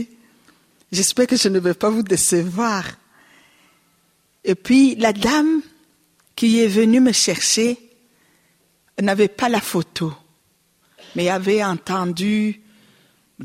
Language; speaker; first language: French; non-native, local second language; Rundi